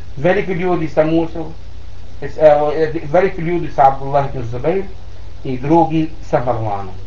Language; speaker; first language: Bosnian; non-native, learner; Arabic